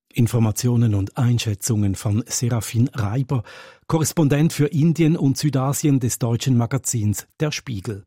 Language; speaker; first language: German; native; German